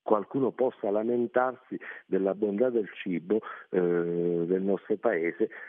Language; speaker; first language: Italian; native; Italian